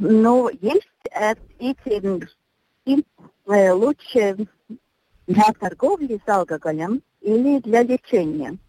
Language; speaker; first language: Russian; non-native, local second language; Latvian